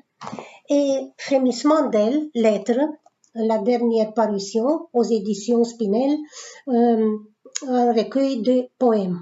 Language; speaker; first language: French; non-native, fluent; Romanian